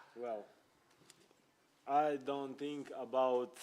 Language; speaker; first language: English; non-native, learner; Ukrainian